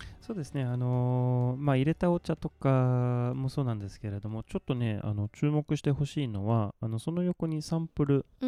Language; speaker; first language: Japanese; non-native, fluent; Swedish